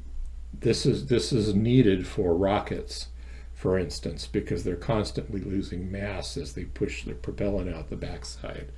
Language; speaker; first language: English; native; English